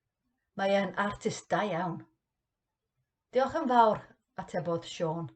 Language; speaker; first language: Welsh; non-native, learner; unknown